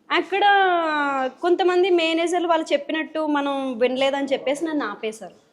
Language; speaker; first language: Telugu; native; Telugu